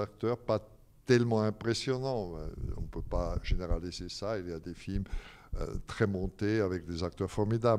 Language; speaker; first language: French; non-native, fluent; German